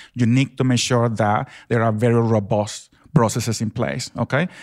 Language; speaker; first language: English; non-native, fluent; Spanish